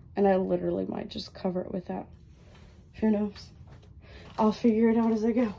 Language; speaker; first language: English; native; English